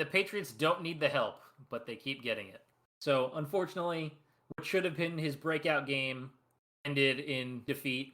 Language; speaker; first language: English; native; English